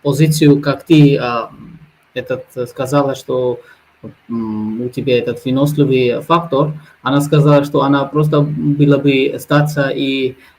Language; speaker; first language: Russian; non-native, learner; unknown